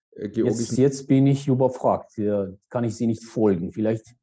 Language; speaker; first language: German; non-native, fluent; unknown